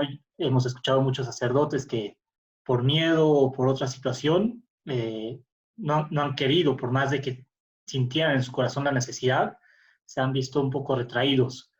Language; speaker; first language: Spanish; native; Spanish